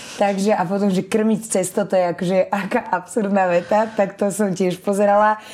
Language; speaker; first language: Slovak; early bilingual, other home language; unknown